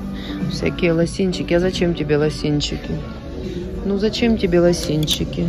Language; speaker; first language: Russian; native; Russian